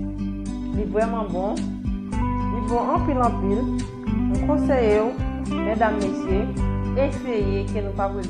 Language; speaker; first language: French; non-native, learner; Haitian Creole